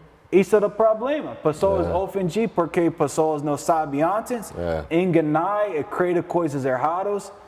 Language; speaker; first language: Portuguese; non-native, learner; English